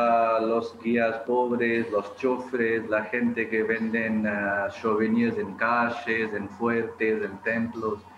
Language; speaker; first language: Spanish; non-native, fluent; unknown